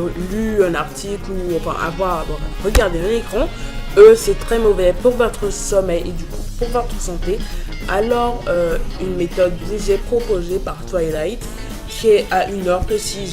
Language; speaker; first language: French; native; French